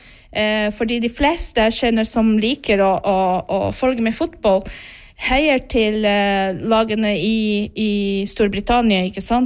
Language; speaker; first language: Norwegian; non-native, fluent; Portuguese